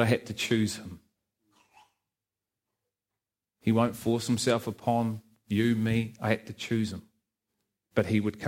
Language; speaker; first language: English; native; English